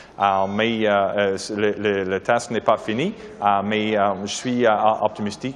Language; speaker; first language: French; non-native, local second language; English